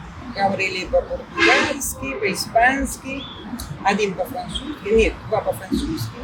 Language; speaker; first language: Russian; non-native, fluent; Spanish